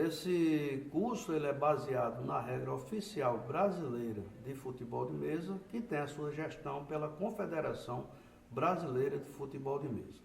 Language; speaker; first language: Portuguese; native; Portuguese